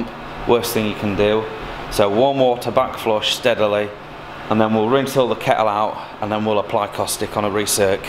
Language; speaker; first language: English; native; English